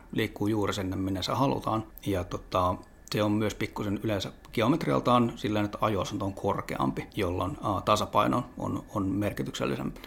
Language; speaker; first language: Finnish; native; Finnish